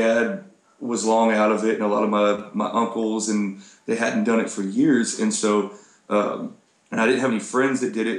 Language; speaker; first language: English; native; English